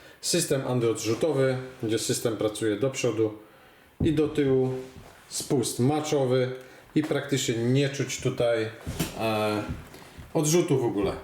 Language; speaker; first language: Polish; native; Polish